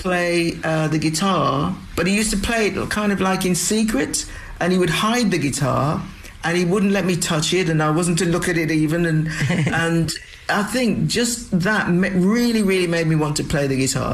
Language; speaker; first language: English; native; English